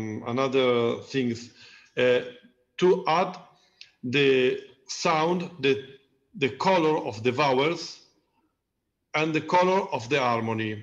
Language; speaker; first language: English; non-native, learner; Italian